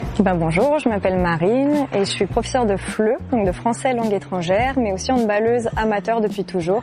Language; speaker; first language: French; native; French